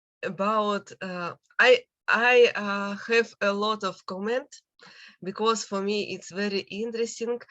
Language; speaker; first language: English; non-native, learner; Russian